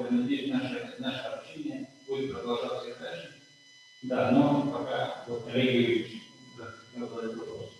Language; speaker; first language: Russian; native; Russian